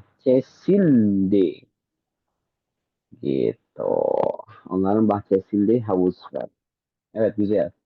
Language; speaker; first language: Turkish; non-native, fluent; Indonesian